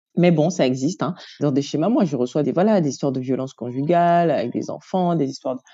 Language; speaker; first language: French; native; French